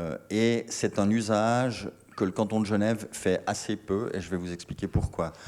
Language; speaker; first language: French; native; French